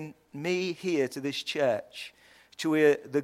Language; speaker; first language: English; native; English